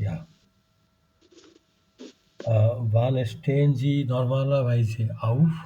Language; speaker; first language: German; non-native, fluent; Bangla